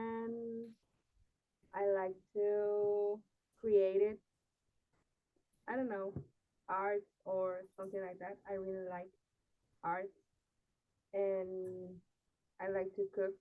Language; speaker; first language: English; non-native, learner; Spanish